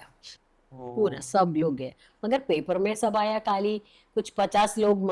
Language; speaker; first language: Hindi; non-native, local second language; Malayalam